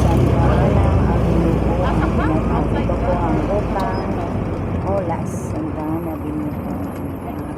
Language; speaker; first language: Filipino; non-native, local second language; Cebuano